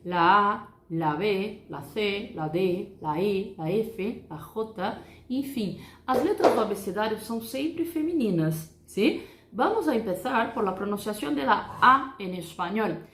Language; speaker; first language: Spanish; non-native, fluent; Portuguese